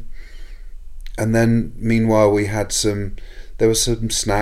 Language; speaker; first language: English; native; English